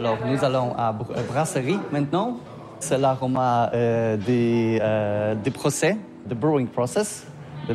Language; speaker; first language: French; non-native, learner; Polish